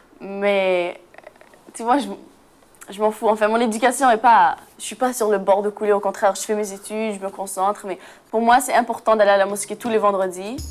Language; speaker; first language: French; early bilingual, other home language; Arabic